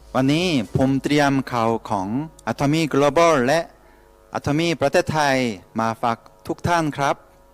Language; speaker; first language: Thai; non-native, fluent; Korean